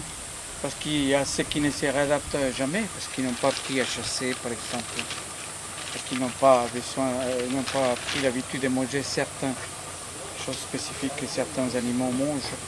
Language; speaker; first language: French; non-native, fluent; Spanish